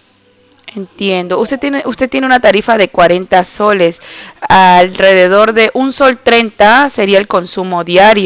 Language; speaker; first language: Spanish; native; Spanish